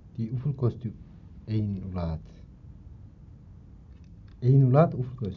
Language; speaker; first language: Dutch; non-native, learner; Turkish